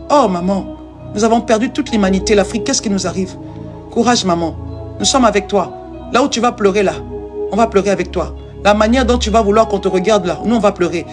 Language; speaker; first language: French; non-native, local second language; Lingala